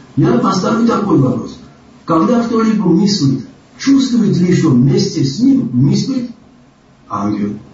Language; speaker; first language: Russian; non-native, local second language; Georgian